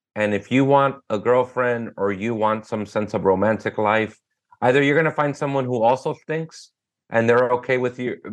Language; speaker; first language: English; native; English